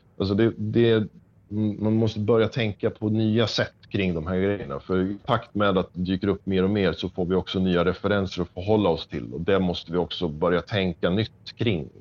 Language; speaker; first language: Swedish; native; Swedish